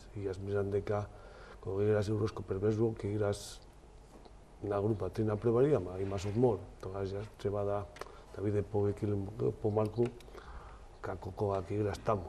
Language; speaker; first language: Macedonian; non-native, learner; Spanish